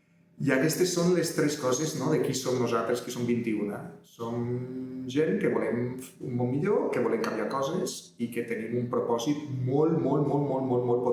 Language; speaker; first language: Catalan; native; Catalan